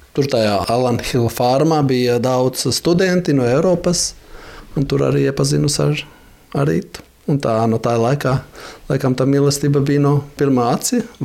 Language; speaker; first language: Latvian; non-native, fluent; Albanian